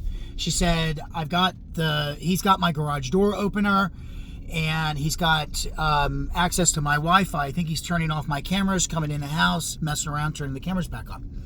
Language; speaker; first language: English; native; English